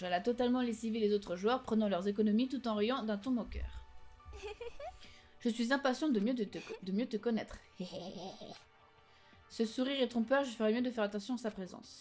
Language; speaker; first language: French; native; French